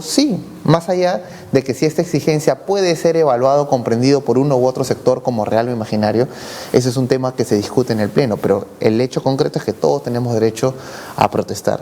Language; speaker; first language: Spanish; native; Spanish